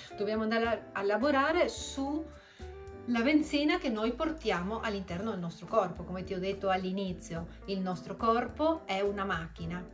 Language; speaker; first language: Italian; early bilingual, other home language; Spanish